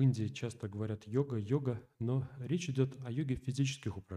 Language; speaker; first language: Russian; native; Russian